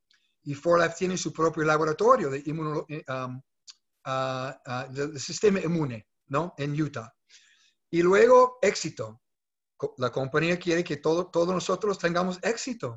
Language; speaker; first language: Spanish; non-native, fluent; English